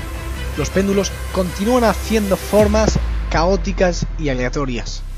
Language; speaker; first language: Spanish; native; Spanish